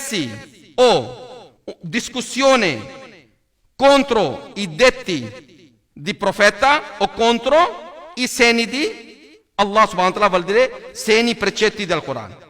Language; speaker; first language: Italian; non-native, learner; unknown